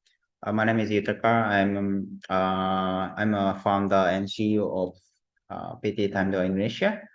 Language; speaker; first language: English; non-native, learner; Japanese